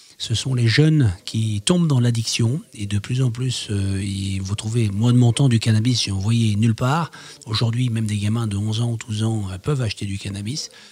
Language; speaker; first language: French; native; French